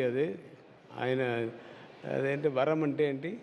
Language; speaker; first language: Telugu; non-native, learner; Tamil